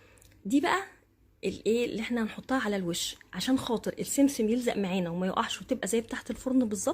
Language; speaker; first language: Arabic; native; Arabic